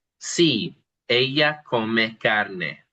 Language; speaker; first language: Spanish; non-native, fluent; English